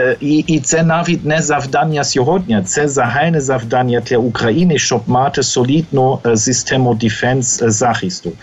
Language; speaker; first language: Ukrainian; non-native, fluent; German